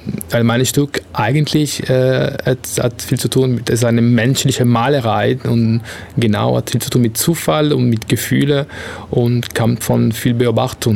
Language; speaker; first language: German; non-native, fluent; Italian